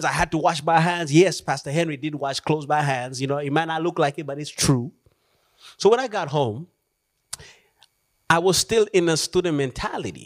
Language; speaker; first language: English; non-native, local second language; Nyanja